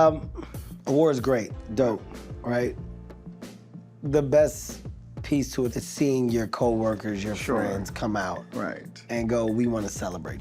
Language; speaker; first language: English; native; English